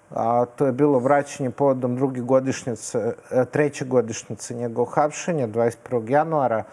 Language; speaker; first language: Serbian; non-native, fluent; Russian